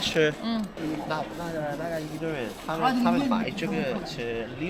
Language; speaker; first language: Chinese; non-native, learner; English